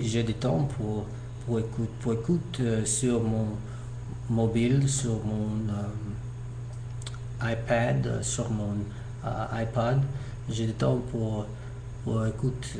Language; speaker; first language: French; non-native, learner; English